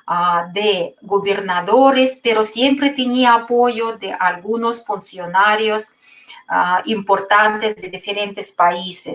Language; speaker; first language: Spanish; non-native, fluent; Russian